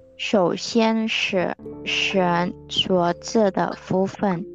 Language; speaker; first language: Chinese; non-native, learner; Indonesian